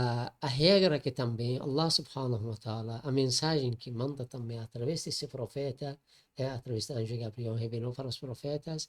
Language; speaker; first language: Portuguese; non-native, learner; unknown